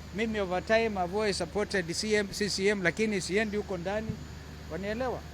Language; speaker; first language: Swahili; non-native, local second language; Kamba